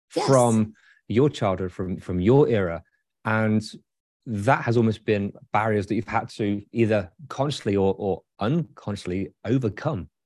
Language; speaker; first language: English; native; English